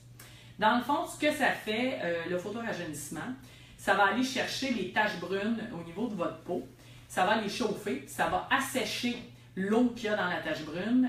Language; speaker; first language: French; native; French